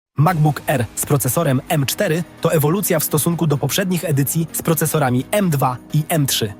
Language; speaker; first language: Polish; native; Polish